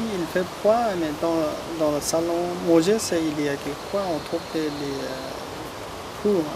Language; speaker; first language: French; non-native, learner; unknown